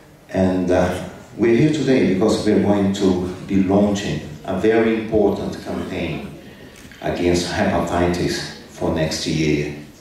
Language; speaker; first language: English; non-native, fluent; Portuguese